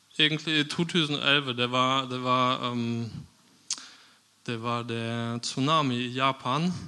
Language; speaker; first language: Norwegian; non-native, fluent; German